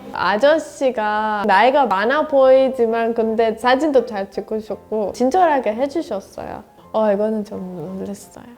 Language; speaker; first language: Korean; non-native, learner; Persian